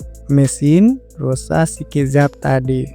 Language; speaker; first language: Indonesian; non-native, learner; Nepali